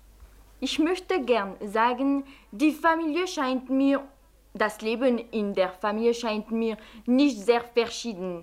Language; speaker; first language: German; non-native, fluent; French